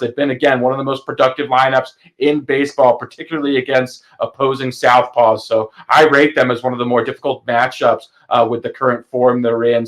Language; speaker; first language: English; native; English